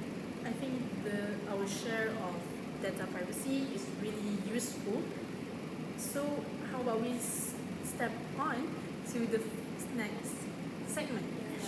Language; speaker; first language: English; non-native, local second language; Malay